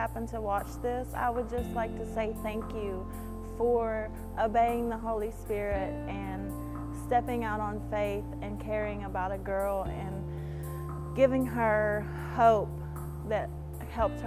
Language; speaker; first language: English; native; English